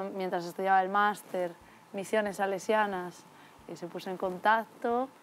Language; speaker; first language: Spanish; native; Spanish